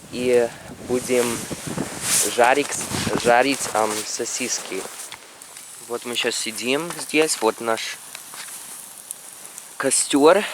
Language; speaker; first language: Russian; early bilingual, heritage; Russian